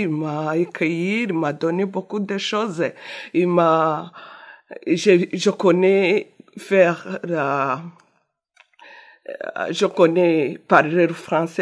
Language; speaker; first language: French; non-native, learner; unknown